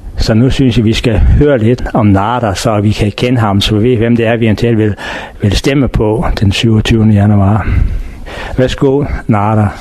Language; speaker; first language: Danish; native; Danish